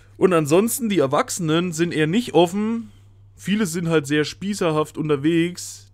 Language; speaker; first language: German; native; German